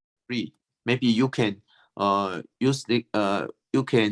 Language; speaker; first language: English; non-native, fluent; Chinese